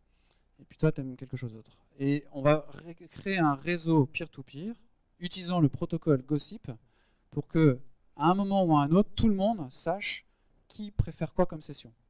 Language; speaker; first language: French; native; French